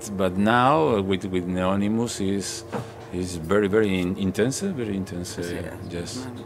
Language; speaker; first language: English; non-native, learner; Spanish